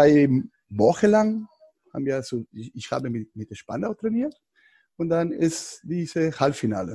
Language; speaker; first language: German; non-native, fluent; Spanish